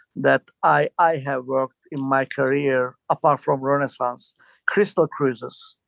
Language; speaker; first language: English; non-native, fluent; Turkish